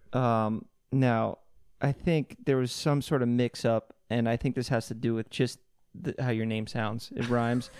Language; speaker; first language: English; native; English